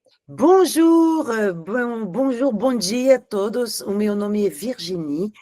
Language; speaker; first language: Portuguese; non-native, fluent; French